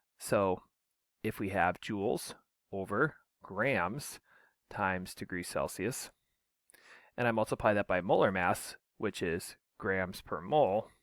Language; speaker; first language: English; native; English